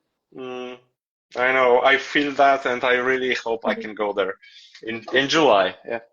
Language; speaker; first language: English; non-native, learner; Polish